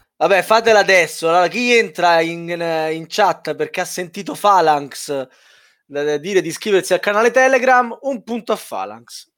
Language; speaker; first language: Italian; native; Italian